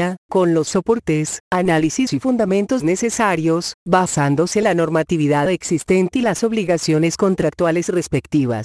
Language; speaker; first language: Spanish; native; Spanish